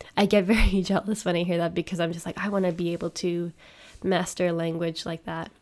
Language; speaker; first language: English; native; English